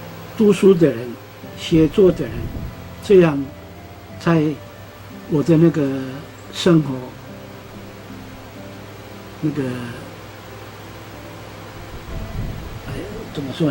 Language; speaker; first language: Chinese; non-native, local second language; Amis